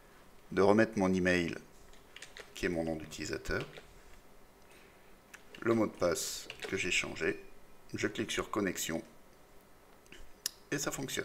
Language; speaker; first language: French; native; French